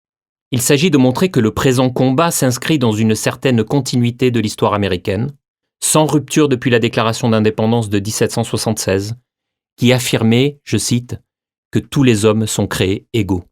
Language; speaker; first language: French; native; French